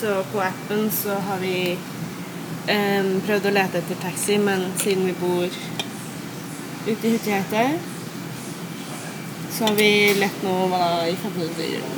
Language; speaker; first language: Norwegian; native; Norwegian